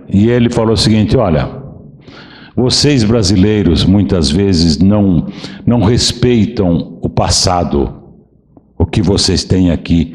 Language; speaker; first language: Portuguese; native; Portuguese